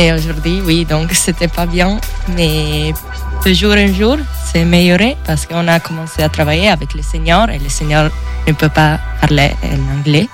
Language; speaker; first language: French; non-native, learner; Italian